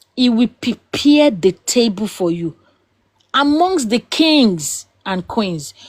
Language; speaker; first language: English; non-native, local second language; Yoruba